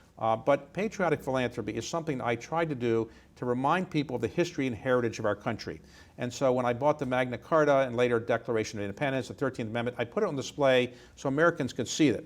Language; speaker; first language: English; native; English